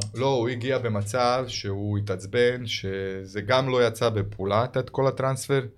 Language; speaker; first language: Hebrew; non-native, fluent; Croatian